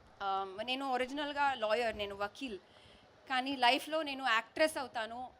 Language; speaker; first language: Telugu; non-native, learner; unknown